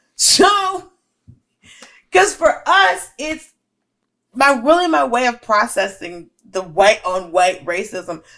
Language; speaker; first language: English; native; English